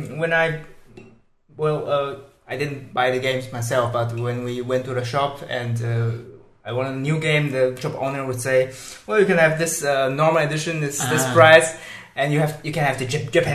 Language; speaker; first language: English; non-native, fluent; Chinese